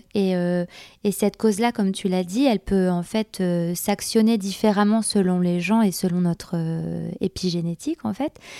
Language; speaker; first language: French; native; French